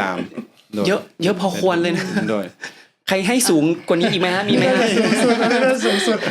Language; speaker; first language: Thai; native; Thai